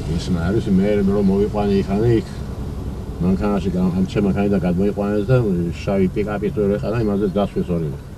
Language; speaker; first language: Georgian; non-native, local second language; Mingrelian